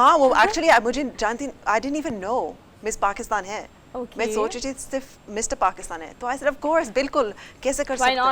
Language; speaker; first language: Hindi; early bilingual, heritage; English